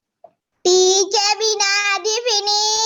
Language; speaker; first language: English; non-native, learner; Sinhala